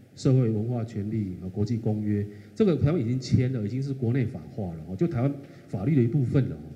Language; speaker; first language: Chinese; native; Chinese